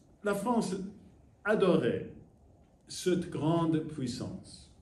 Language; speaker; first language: French; non-native, fluent; English